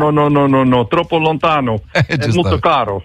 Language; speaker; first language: Italian; non-native, learner; Dutch